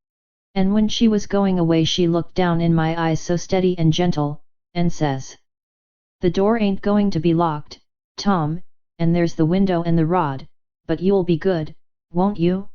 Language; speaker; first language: English; native; English